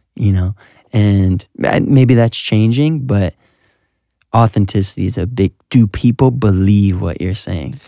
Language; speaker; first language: English; native; English